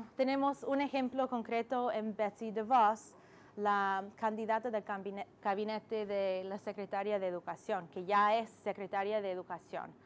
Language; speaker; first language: Spanish; non-native, fluent; English